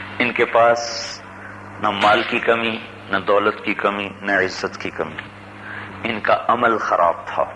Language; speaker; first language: Urdu; non-native, local second language; Punjabi